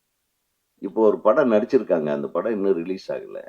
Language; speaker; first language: Tamil; native; Tamil